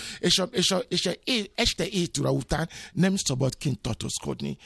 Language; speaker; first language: Hungarian; non-native, learner; Yoruba